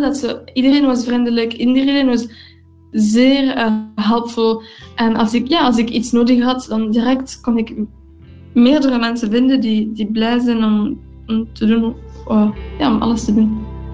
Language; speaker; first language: Dutch; non-native, local second language; English